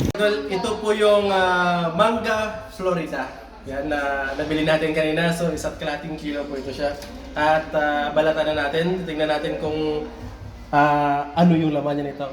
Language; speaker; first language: Filipino; non-native, local second language; Cebuano